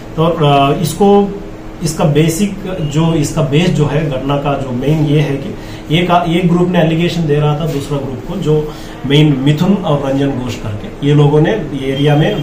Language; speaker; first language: Hindi; non-native, local second language; Bangla